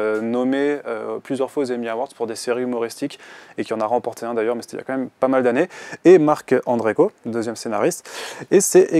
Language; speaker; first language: French; native; French